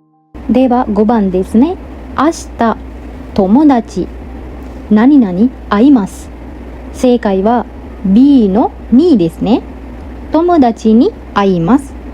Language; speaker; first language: Japanese; non-native, fluent; Sinhala